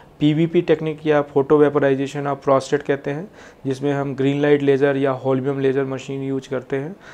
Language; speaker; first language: Hindi; native; Hindi